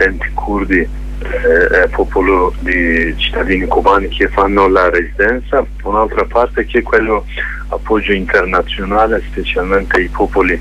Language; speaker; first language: Italian; non-native, learner; Kurdish